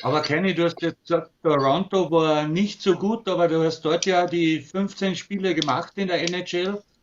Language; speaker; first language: German; native; German